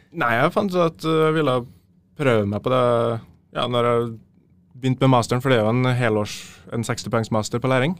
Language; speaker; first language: Norwegian; native; Norwegian